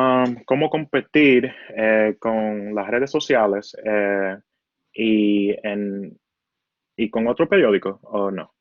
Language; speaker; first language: Spanish; early bilingual, heritage; Spanish